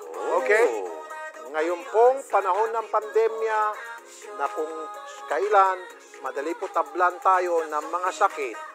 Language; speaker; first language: Filipino; native; Filipino